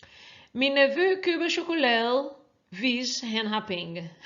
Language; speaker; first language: Danish; non-native, fluent; Portuguese